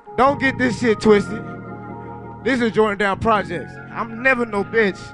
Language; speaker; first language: English; native; English